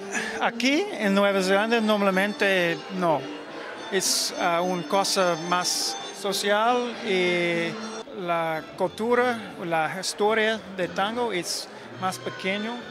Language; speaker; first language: Spanish; non-native, learner; English